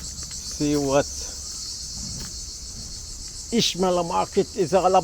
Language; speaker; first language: English; non-native, learner; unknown